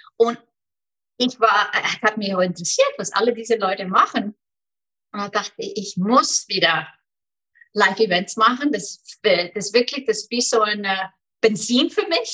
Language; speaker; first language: German; non-native, fluent; Icelandic